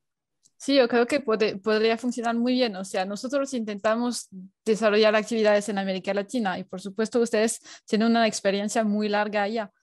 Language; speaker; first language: Spanish; non-native, fluent; French